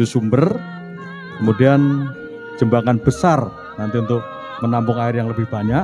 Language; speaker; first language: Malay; non-native, local second language; Javanese